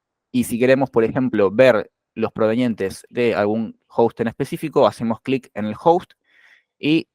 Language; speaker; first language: Spanish; native; Spanish